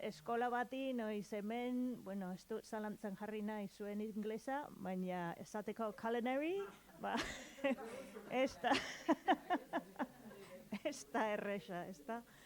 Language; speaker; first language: Basque; non-native, learner; English